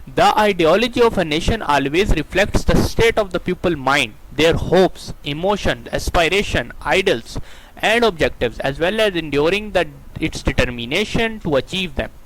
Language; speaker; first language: English; non-native, local second language; Urdu